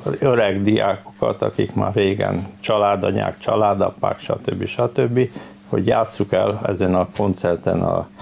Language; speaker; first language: Hungarian; native; Hungarian